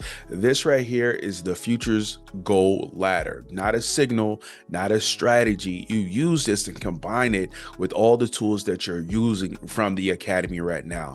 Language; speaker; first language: English; native; English